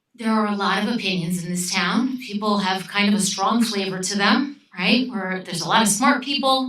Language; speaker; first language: English; early bilingual, other home language; Romanian